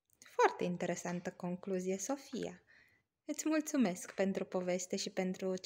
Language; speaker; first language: Romanian; native; Romanian